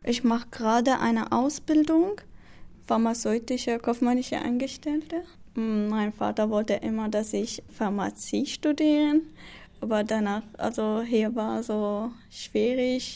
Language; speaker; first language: German; non-native, learner; Kurdish